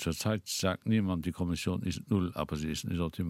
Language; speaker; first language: German; non-native, local second language; Luxembourgish